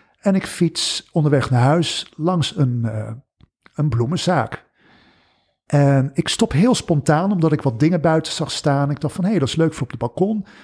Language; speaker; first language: Dutch; early bilingual, other home language; English